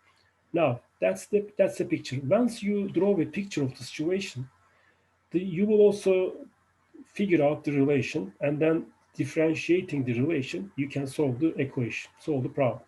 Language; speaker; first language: English; non-native, fluent; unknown